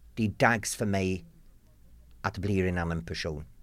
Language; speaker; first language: Swedish; non-native, fluent; English